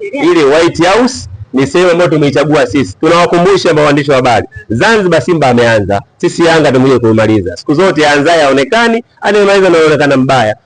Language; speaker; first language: Swahili; native; Swahili